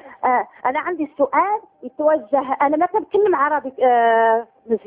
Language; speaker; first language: Arabic; early bilingual, heritage; Arabic